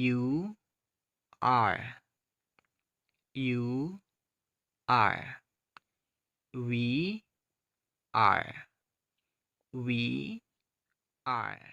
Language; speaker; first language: English; non-native, fluent; Indonesian